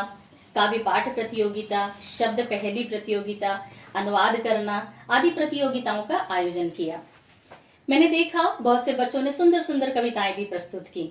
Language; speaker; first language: Hindi; native; Hindi